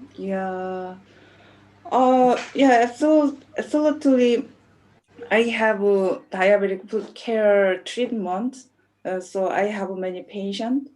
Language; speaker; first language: English; non-native, learner; Korean